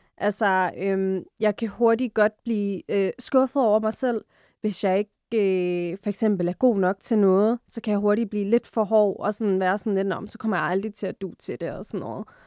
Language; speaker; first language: Danish; early bilingual, other home language; Arabic